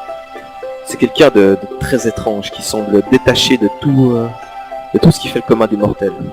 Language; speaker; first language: French; native; French